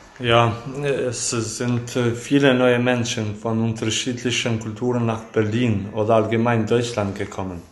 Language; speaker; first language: German; early bilingual, other home language; Albanian